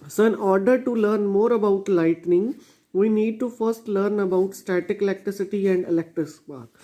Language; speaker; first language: English; non-native, local second language; Punjabi